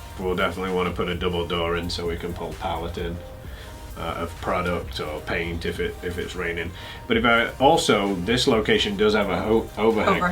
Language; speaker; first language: English; native; English